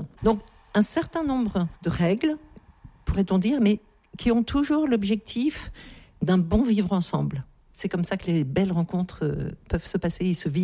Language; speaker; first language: French; native; French